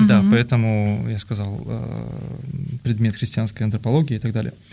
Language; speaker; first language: Russian; native; Russian